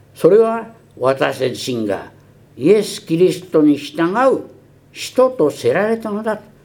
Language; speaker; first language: Japanese; early bilingual, heritage; Japanese